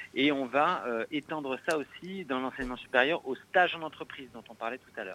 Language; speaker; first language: French; native; French